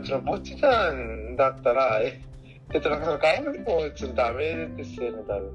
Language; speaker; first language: Japanese; non-native, learner; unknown